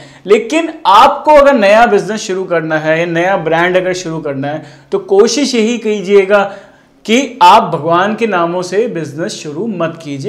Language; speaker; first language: Hindi; native; Hindi